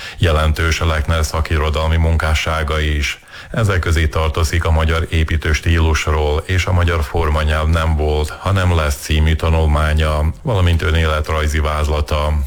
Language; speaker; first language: Hungarian; native; Hungarian